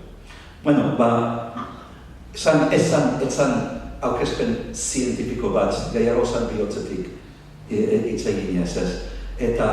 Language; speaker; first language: Basque; non-native, fluent; English